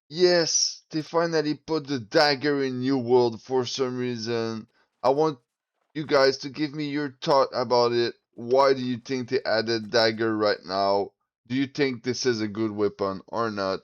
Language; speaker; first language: English; non-native, fluent; French